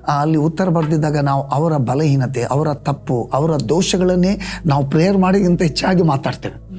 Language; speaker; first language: Kannada; native; Kannada